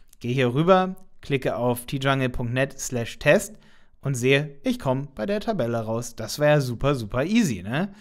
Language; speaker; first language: German; native; German